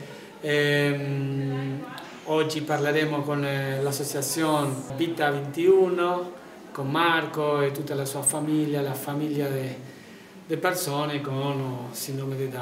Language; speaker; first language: Italian; non-native, learner; Spanish